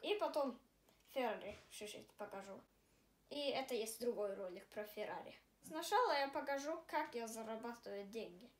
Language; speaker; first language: Russian; early bilingual, heritage; Russian